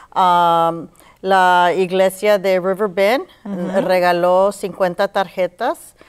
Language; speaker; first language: Spanish; early bilingual, heritage; Spanish